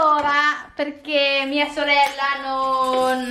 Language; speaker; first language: Italian; non-native, fluent; Filipino